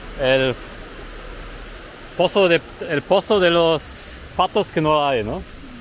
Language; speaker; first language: Spanish; non-native, fluent; German